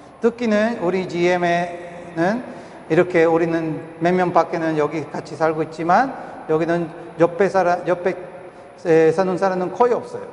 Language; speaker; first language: Korean; non-native, fluent; Spanish